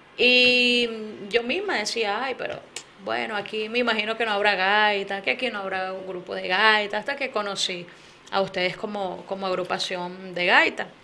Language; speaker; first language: Spanish; native; Spanish